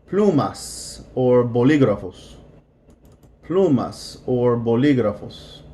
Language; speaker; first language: Spanish; non-native, fluent; English